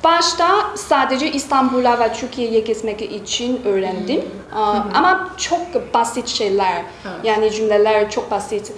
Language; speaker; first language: Turkish; non-native, learner; Chinese